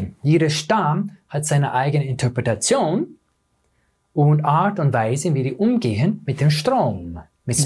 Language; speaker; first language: German; non-native, fluent; English